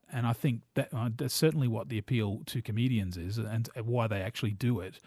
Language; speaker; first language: English; native; English